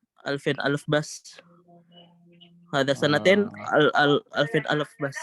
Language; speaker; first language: Arabic; non-native, learner; Indonesian